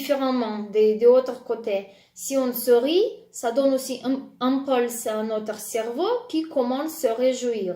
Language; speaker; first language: French; non-native, fluent; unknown